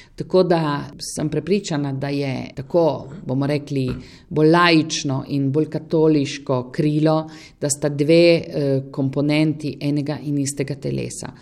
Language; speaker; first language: Slovenian; native; Slovenian